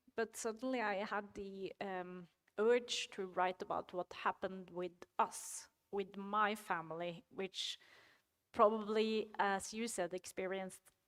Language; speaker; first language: English; non-native, fluent; Norwegian